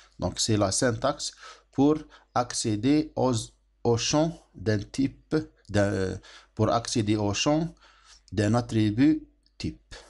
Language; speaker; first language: French; non-native, local second language; Arabic